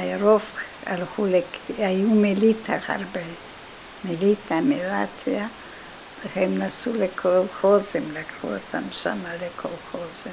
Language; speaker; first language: Hebrew; non-native, fluent; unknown